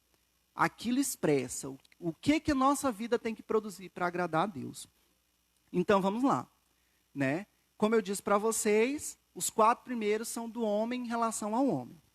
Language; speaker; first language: Portuguese; native; Portuguese